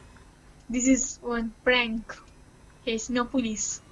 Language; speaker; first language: English; non-native, learner; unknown